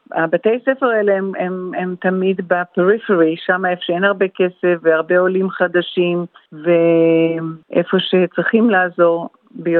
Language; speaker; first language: Hebrew; early bilingual, heritage; Hebrew